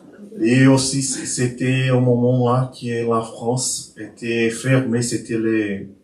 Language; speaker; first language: French; non-native, learner; Portuguese